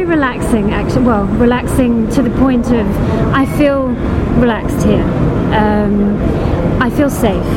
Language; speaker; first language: English; native; English